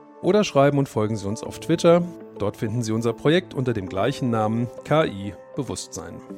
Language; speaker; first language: German; native; German